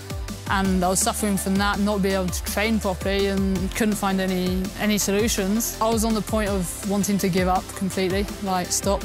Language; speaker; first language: English; early bilingual, heritage; English